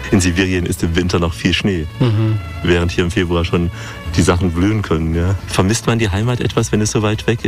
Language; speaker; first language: German; native; German